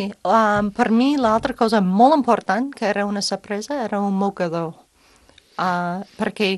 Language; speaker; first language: Catalan; non-native, fluent; English